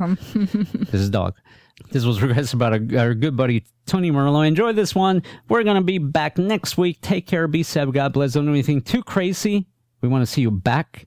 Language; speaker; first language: English; native; English